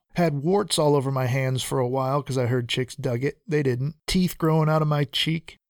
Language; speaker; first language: English; early bilingual, other home language; Spanish